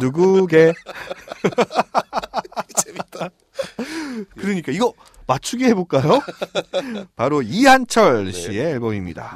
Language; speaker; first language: Korean; native; Korean